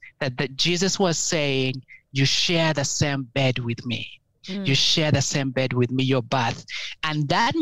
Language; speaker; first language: English; non-native, local second language; Ganda